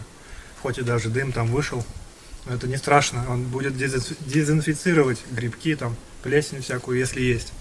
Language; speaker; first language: Russian; native; Russian